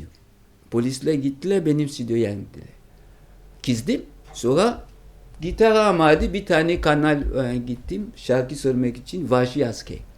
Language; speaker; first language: Turkish; non-native, learner; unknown